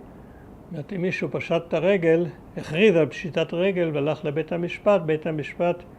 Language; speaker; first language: Hebrew; early bilingual, other home language; German